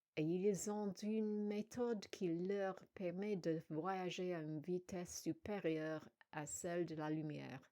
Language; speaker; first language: French; non-native, fluent; English